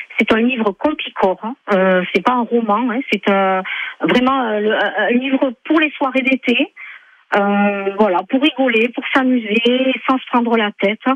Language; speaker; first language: French; native; French